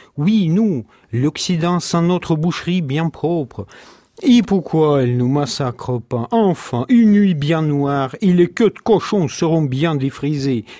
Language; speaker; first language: French; non-native, fluent; Russian